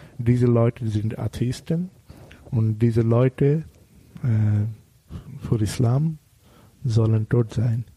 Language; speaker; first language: German; non-native, learner; Bangla